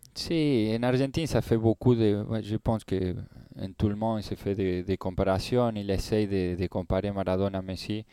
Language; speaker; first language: French; non-native, learner; Spanish